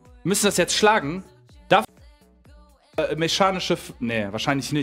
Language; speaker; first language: German; native; German